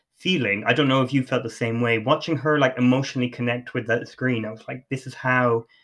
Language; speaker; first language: English; native; English